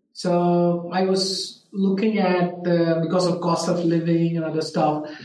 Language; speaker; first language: English; non-native, local second language; Urdu